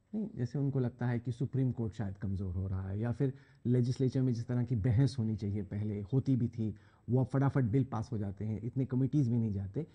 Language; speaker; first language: Hindi; native; Hindi